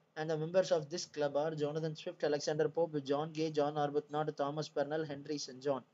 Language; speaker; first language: English; non-native, local second language; Tamil